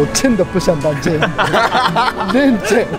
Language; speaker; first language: Chinese; non-native, fluent; Japanese